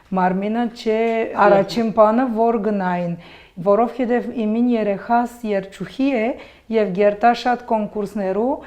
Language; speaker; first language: Armenian; early bilingual, heritage; Armenian